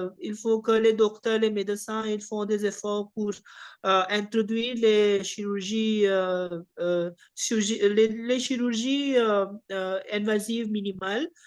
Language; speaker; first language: French; non-native, fluent; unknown